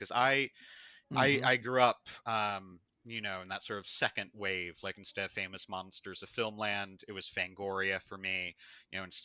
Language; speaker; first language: English; native; English